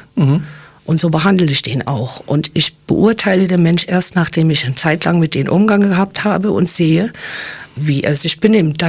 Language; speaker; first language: German; non-native, fluent; English